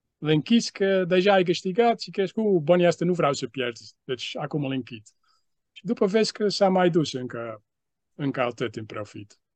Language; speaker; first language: Romanian; non-native, fluent; Dutch